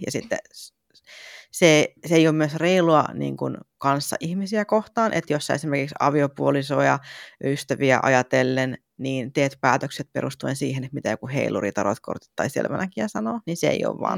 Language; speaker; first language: Finnish; native; Finnish